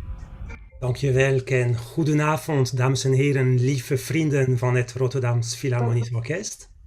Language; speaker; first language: Dutch; native; Dutch